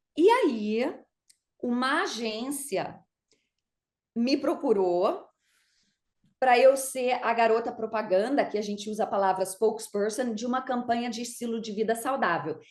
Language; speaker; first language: Portuguese; native; Portuguese